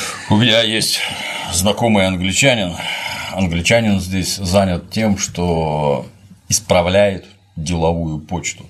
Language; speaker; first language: Russian; native; Russian